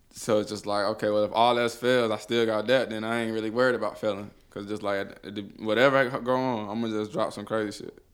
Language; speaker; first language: English; native; English